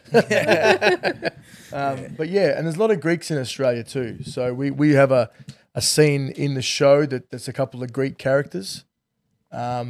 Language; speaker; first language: English; native; English